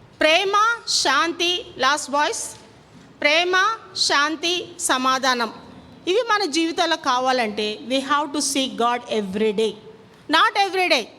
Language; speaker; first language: Telugu; non-native, local second language; Kannada